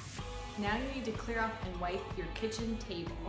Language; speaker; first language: English; native; English